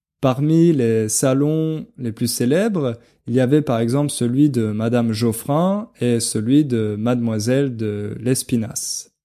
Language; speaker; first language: French; native; French